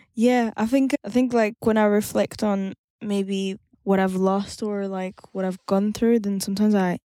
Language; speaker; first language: English; non-native, fluent; French